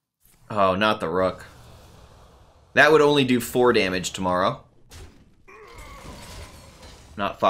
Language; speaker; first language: English; native; English